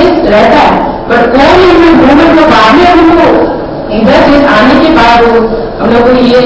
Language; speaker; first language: Hindi; non-native, local second language; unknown